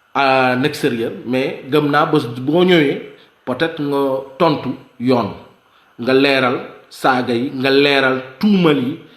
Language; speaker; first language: Wolof; non-native, local second language; Mandingo